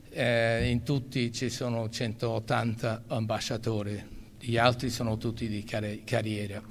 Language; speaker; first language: Italian; early bilingual, other home language; English